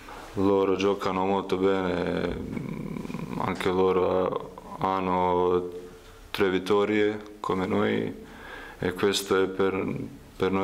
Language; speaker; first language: Italian; non-native, fluent; Croatian